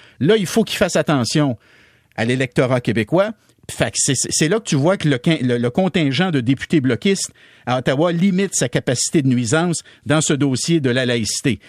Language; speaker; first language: French; native; French